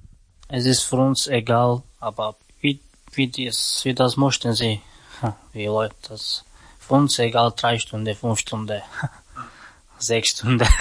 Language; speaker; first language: German; non-native, learner; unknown